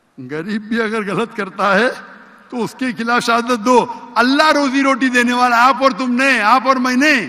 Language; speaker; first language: Urdu; non-native, local second language; Konkani